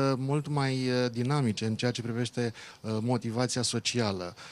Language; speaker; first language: Romanian; native; Romanian